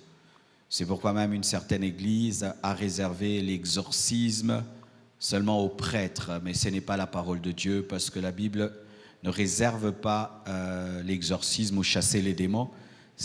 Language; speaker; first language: French; non-native, local second language; Lingala